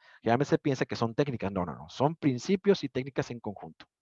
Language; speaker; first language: Spanish; native; Spanish